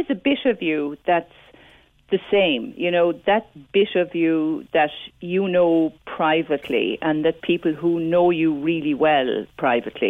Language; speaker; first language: English; native; English